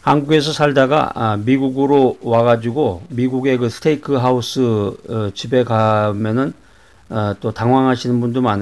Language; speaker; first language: Korean; native; Korean